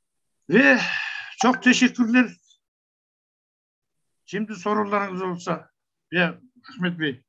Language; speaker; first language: Turkish; non-native, learner; Kazakh